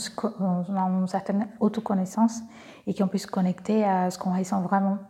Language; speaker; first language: French; non-native, fluent; Portuguese